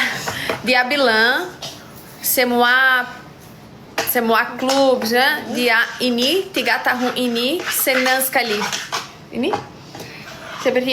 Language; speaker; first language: Indonesian; non-native, learner; Portuguese